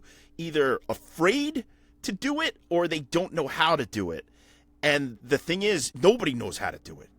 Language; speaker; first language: English; native; English